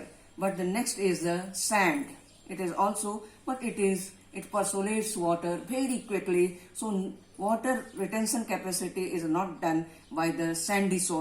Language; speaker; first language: English; non-native, local second language; Hindi